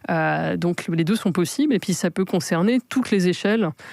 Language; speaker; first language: French; native; French